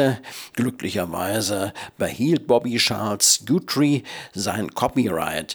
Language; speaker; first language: German; native; German